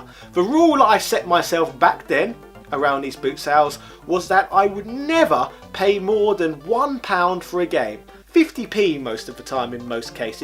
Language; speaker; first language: English; native; English